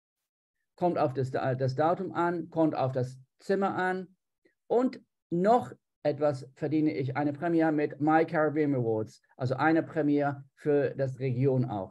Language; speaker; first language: German; non-native, fluent; English